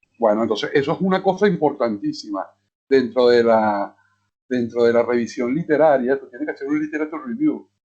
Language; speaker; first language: Spanish; native; Spanish